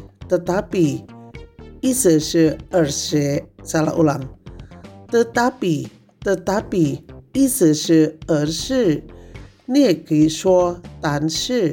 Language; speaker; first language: Chinese; non-native, fluent; Indonesian